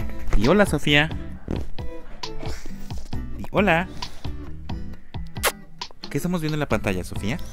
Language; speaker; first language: Spanish; native; Spanish